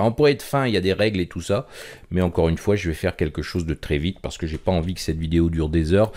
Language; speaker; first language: French; native; French